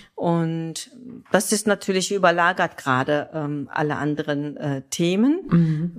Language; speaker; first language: German; early bilingual, other home language; Kurdish